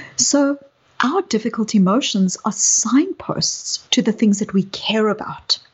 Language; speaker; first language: English; native; English